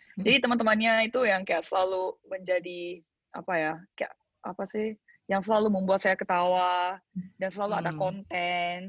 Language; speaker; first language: Indonesian; early bilingual, other home language; Korean